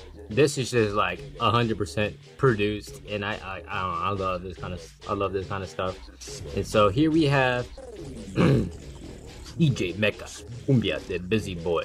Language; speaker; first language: English; early bilingual, other home language; Spanish